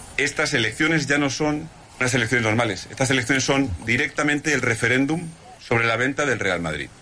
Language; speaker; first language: Spanish; native; Spanish